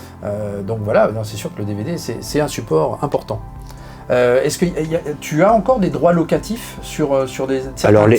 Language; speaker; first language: French; native; French